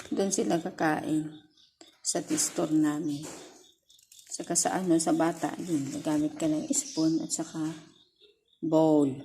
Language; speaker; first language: Filipino; non-native, local second language; Iloko